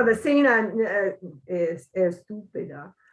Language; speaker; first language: Spanish; non-native, learner; English